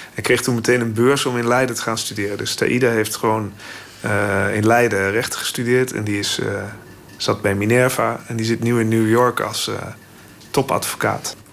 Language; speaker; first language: Dutch; native; Dutch